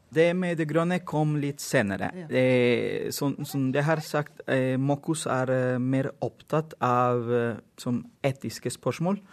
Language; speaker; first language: Norwegian; non-native, fluent; Spanish